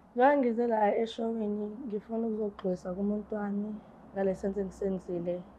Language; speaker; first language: Zulu; native; Zulu